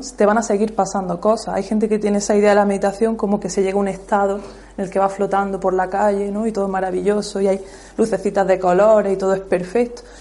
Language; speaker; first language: Spanish; native; Spanish